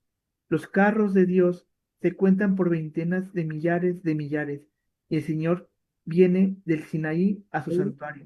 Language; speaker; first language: Spanish; native; Spanish